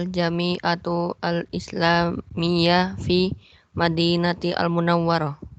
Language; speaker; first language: Arabic; non-native, learner; Indonesian